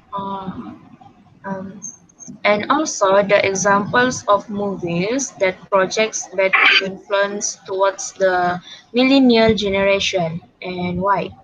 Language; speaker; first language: English; non-native, local second language; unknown